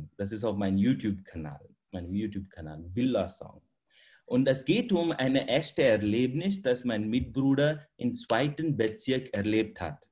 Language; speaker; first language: German; non-native, fluent; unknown